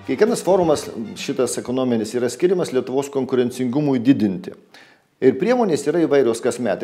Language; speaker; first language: Lithuanian; native; Lithuanian